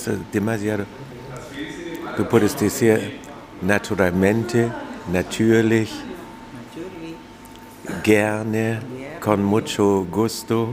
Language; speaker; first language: Spanish; non-native, fluent; German